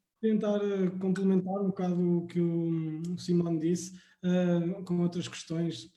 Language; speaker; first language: Portuguese; native; Portuguese